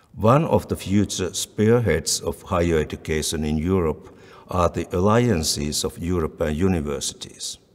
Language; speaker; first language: English; non-native, fluent; Finnish